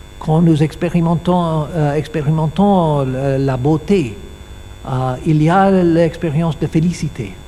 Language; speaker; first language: French; non-native, learner; English